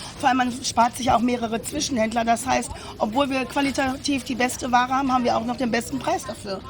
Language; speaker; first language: German; native; German